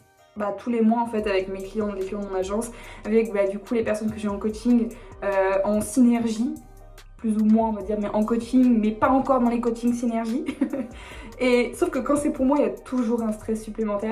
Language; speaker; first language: French; native; French